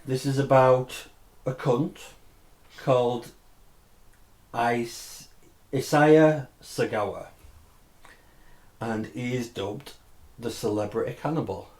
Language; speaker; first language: English; native; English